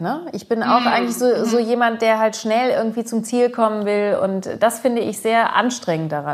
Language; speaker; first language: German; early bilingual, other home language; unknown